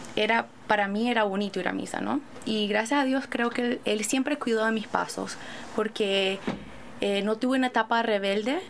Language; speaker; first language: Spanish; early bilingual, other home language; English